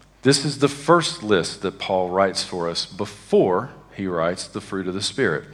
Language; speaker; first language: English; native; English